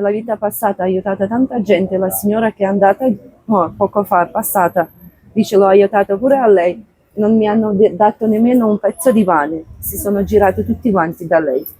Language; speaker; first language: Italian; non-native, fluent; Ukrainian